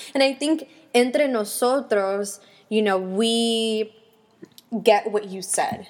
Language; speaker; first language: English; early bilingual, other home language; Spanish